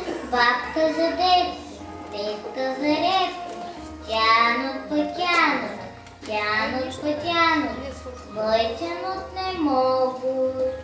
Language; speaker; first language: Russian; non-native, learner; Bulgarian